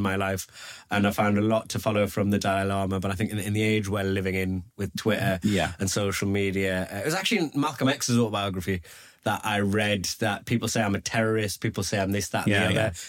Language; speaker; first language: English; native; English